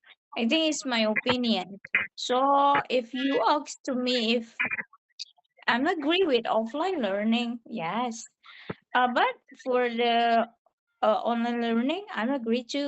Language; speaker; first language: English; non-native, learner; Indonesian